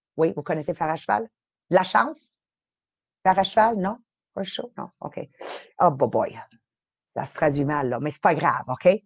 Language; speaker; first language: French; early bilingual, other home language; Italian